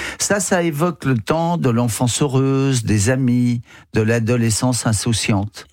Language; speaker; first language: French; native; French